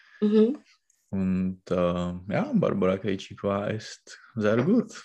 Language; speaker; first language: German; non-native, learner; Czech